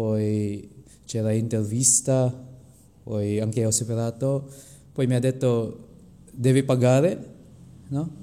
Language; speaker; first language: Italian; non-native, fluent; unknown